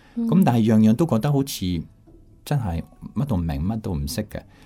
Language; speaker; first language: Cantonese; non-native, fluent; French